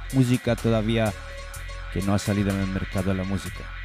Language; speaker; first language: Spanish; native; Spanish